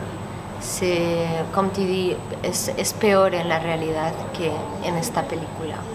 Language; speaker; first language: French; non-native, learner; Spanish